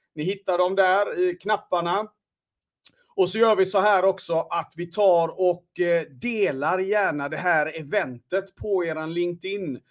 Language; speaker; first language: Swedish; native; Swedish